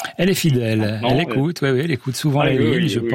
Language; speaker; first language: French; native; French